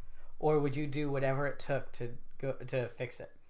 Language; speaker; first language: English; native; English